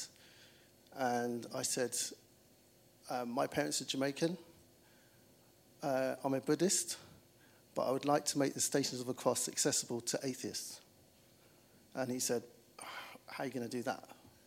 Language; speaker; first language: English; native; English